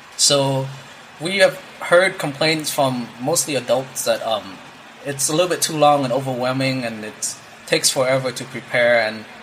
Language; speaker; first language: English; non-native, fluent; Vietnamese